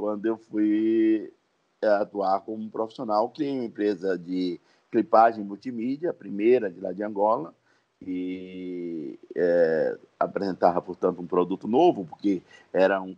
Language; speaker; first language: Portuguese; native; Portuguese